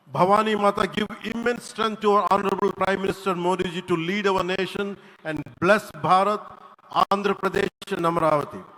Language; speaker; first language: English; non-native, local second language; Telugu